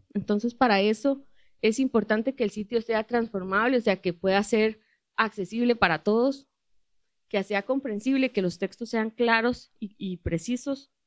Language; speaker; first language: Spanish; native; Spanish